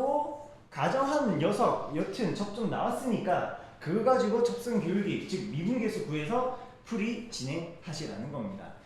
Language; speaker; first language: Korean; native; Korean